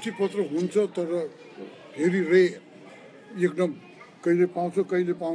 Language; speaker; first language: Nepali; non-native, local second language; Newari